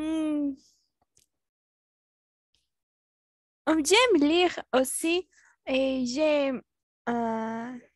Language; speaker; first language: French; non-native, learner; Spanish